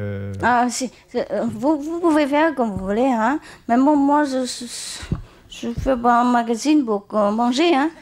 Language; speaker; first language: French; non-native, fluent; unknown